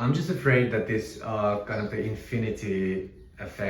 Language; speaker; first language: English; non-native, fluent; Finnish